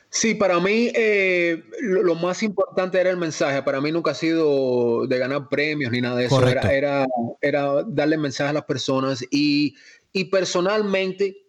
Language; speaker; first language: Spanish; early bilingual, heritage; Spanish